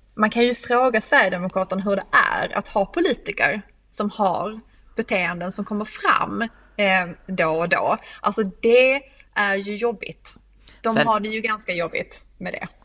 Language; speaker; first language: Swedish; native; Swedish